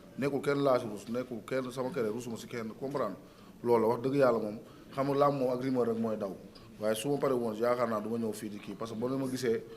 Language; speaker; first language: Wolof; native; Wolof